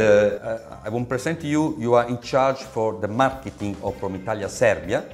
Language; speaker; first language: English; non-native, learner; Italian